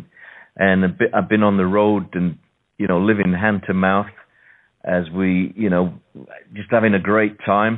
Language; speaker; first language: English; native; English